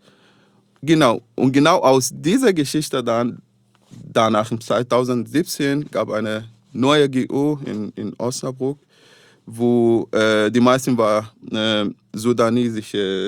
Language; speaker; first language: German; non-native, fluent; Arabic